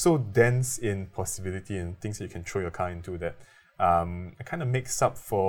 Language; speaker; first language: English; native; English